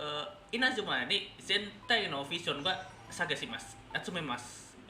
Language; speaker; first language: Japanese; non-native, learner; Indonesian